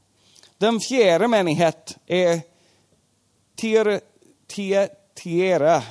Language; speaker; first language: Norwegian; non-native, fluent; English